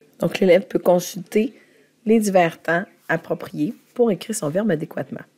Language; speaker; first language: French; native; French